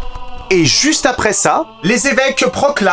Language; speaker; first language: French; native; French